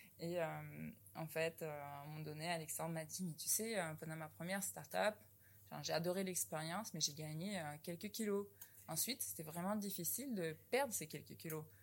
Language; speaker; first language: French; non-native, fluent; Russian